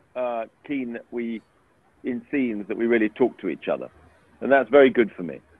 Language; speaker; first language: English; native; English